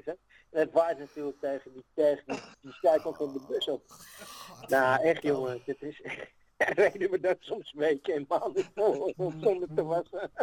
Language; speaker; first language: Dutch; native; Dutch